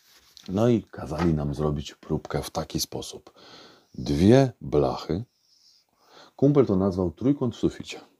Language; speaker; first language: Polish; native; Polish